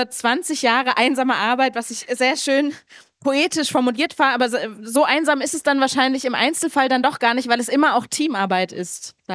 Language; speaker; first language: German; native; German